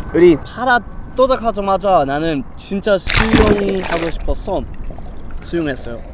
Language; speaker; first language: Korean; non-native, fluent; English